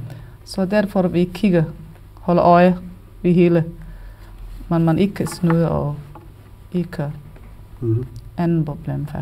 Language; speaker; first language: Danish; non-native, learner; Somali